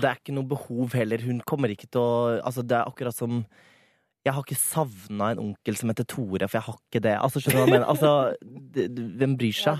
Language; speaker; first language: Norwegian; native; Norwegian